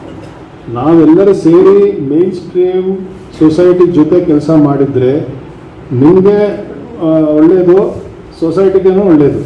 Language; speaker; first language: Kannada; non-native, learner; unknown